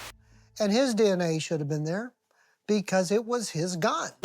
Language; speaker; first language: English; native; English